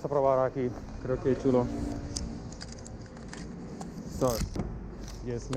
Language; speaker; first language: Spanish; non-native, fluent; English